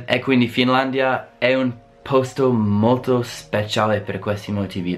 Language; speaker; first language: Italian; non-native, fluent; English